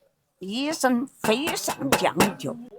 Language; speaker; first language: Chinese; native; Chinese